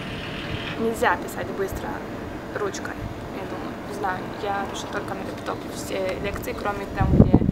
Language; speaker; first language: Russian; early bilingual, heritage; Russian